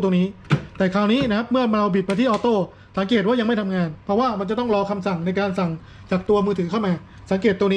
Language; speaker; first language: Thai; native; Thai